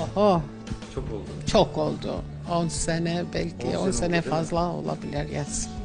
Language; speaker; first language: Turkish; non-native, learner; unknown